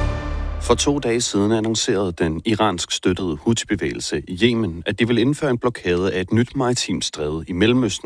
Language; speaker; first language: Danish; native; Danish